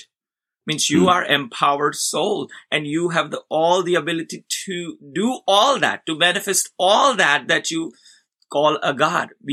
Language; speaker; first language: English; non-native, local second language; Gujarati